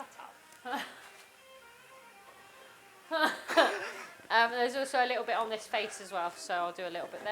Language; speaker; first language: English; native; English